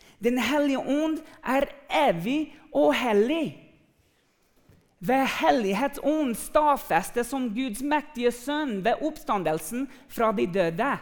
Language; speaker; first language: Norwegian; non-native, fluent; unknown